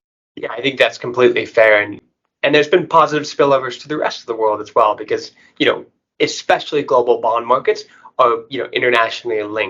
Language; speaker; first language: English; native; English